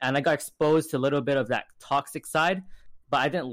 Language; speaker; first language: English; native; English